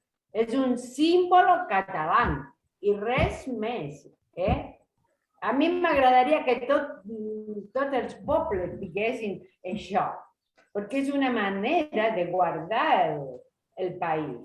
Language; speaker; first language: Catalan; non-native, fluent; Spanish